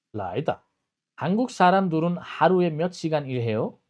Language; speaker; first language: Korean; non-native, fluent; Nepali